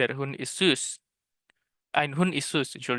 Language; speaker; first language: German; non-native, fluent; Indonesian